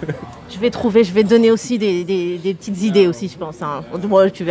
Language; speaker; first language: French; native; French